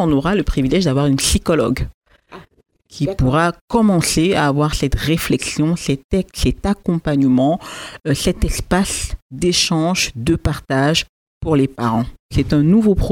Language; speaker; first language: French; native; French